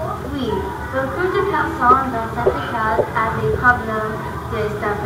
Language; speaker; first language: French; non-native, learner; English